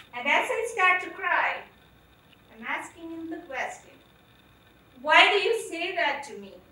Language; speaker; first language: English; non-native, local second language; Malayalam